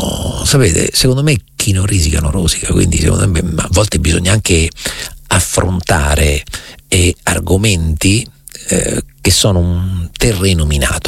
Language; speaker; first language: Italian; native; Italian